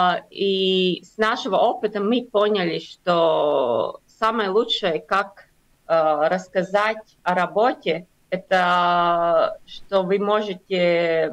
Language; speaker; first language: Russian; non-native, local second language; Latvian